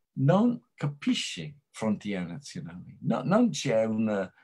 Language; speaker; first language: Italian; non-native, fluent; English